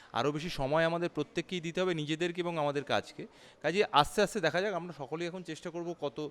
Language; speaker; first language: Bangla; native; Bangla